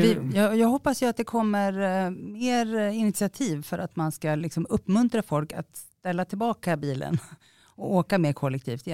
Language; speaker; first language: Swedish; native; Swedish